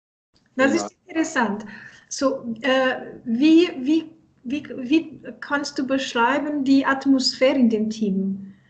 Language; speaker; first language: German; non-native, learner; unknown